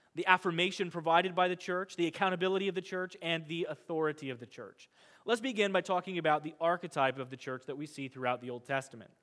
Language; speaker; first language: English; native; English